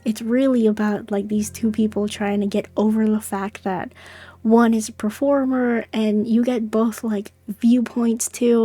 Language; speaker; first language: English; native; English